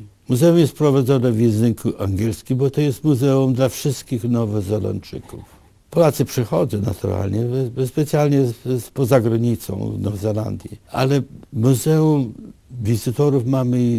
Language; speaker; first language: Polish; early bilingual, other home language; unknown